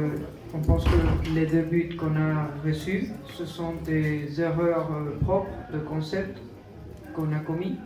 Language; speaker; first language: French; non-native, fluent; Spanish